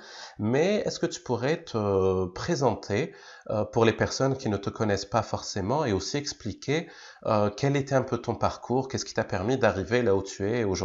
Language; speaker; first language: French; native; French